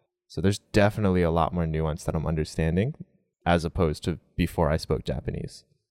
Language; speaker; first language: English; native; English